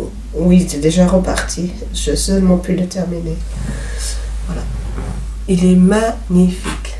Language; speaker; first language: French; native; French